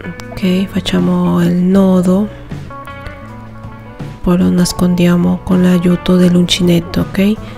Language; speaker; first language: Italian; non-native, fluent; Spanish